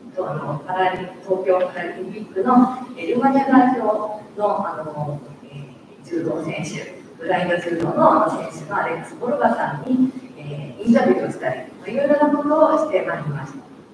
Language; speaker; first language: Japanese; native; Japanese